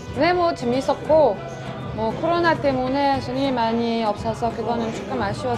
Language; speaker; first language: Korean; non-native, fluent; French